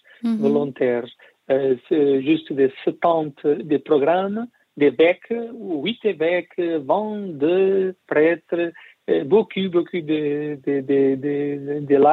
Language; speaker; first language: French; non-native, learner; Portuguese